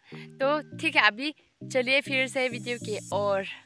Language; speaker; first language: Hindi; non-native, local second language; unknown